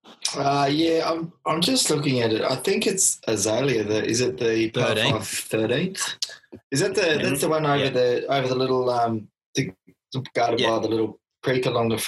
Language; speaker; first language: English; native; English